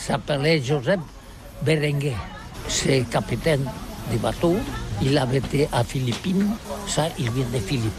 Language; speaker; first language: French; non-native, learner; Catalan